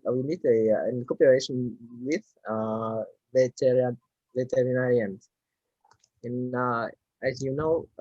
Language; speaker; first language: English; non-native, learner; Vietnamese